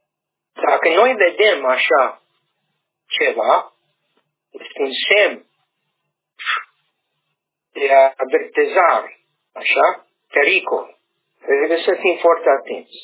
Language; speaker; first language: Romanian; non-native, learner; English